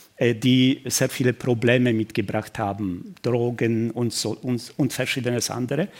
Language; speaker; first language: German; non-native, fluent; Polish